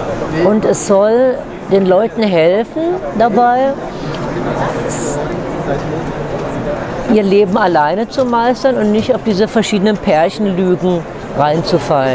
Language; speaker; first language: German; native; German